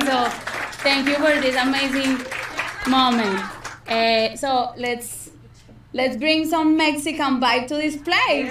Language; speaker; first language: English; non-native, fluent; Spanish